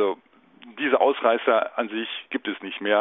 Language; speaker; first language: German; native; German